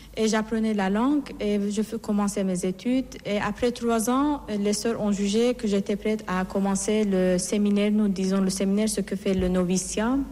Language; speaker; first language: French; non-native, fluent; Persian